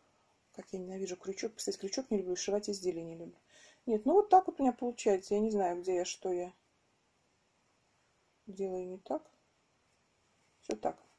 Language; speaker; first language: Russian; native; Russian